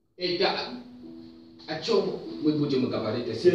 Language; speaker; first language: Russian; non-native, fluent; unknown